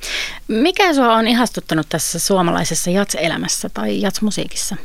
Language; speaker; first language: Finnish; native; Finnish